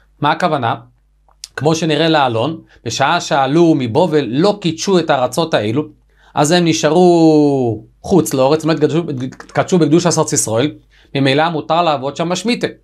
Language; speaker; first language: Hebrew; native; Hebrew